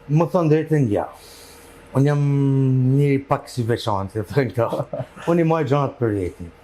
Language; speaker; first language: Albanian; early bilingual, heritage; Albanian